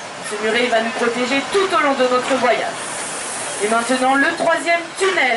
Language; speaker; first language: French; native; French